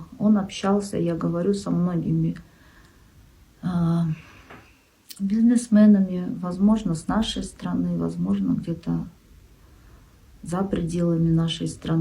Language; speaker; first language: Russian; non-native, local second language; Kyrgyz